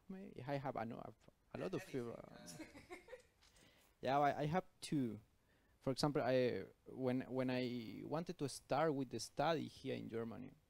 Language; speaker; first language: English; non-native, learner; Spanish